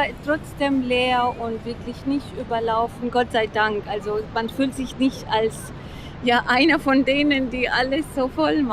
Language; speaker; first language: German; non-native, fluent; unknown